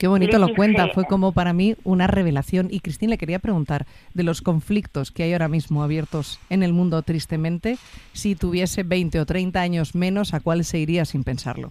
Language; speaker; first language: Spanish; native; Spanish